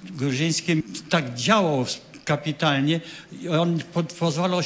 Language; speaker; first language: Polish; native; Polish